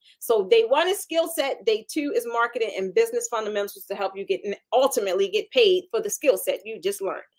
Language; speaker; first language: English; native; English